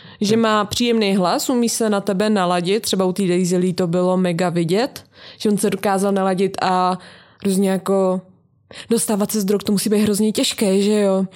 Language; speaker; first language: Czech; native; Czech